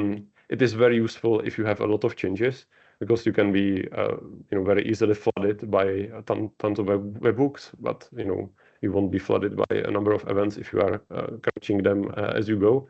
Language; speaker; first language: English; non-native, fluent; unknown